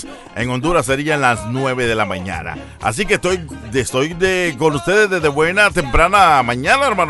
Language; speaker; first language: Spanish; native; Spanish